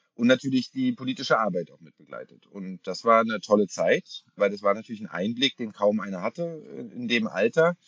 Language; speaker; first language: German; native; German